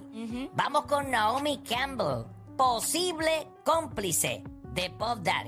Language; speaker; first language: Spanish; native; Spanish